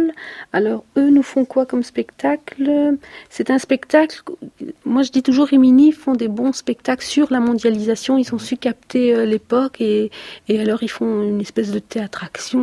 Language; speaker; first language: French; native; French